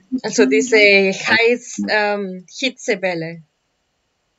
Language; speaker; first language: German; non-native, learner; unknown